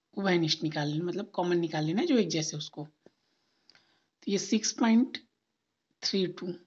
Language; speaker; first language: Hindi; native; Hindi